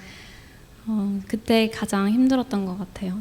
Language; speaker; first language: Korean; native; Korean